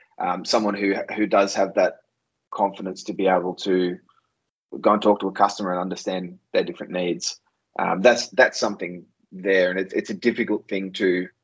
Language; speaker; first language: English; native; English